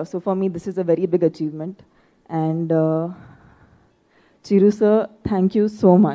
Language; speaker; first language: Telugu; non-native, fluent; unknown